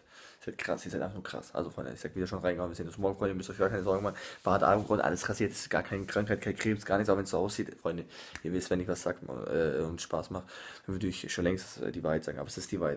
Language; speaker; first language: German; non-native, fluent; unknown